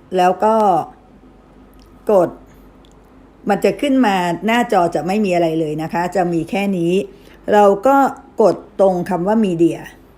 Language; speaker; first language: Thai; native; Thai